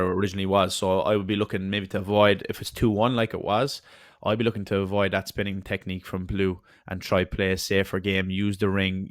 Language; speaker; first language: English; native; English